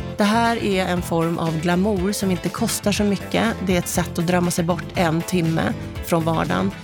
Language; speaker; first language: Swedish; native; Swedish